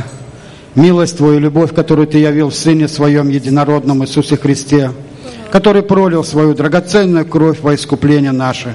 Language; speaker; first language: Russian; native; Russian